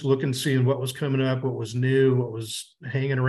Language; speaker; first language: English; native; English